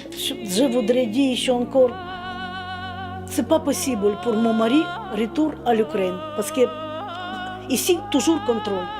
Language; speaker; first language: French; non-native, learner; Russian